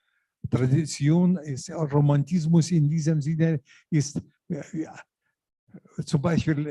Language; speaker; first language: German; non-native, learner; Lithuanian